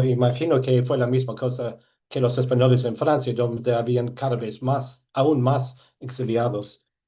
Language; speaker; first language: Spanish; non-native, fluent; English